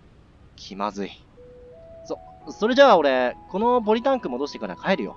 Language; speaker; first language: Japanese; native; Japanese